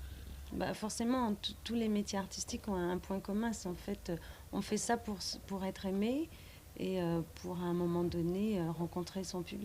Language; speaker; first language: French; native; French